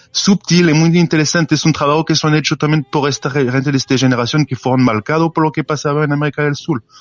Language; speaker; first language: Spanish; non-native, learner; French